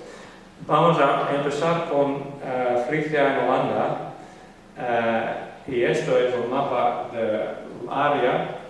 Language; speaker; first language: Spanish; non-native, learner; Western Frisian